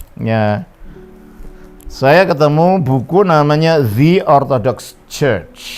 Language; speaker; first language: Indonesian; native; Indonesian